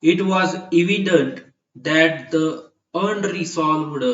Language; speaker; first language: English; non-native, local second language; Marathi